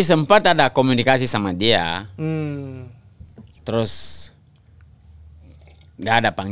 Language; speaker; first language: Indonesian; non-native, local second language; French